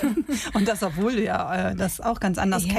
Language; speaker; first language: German; native; German